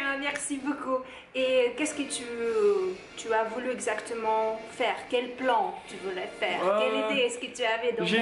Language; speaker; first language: French; non-native, fluent; Russian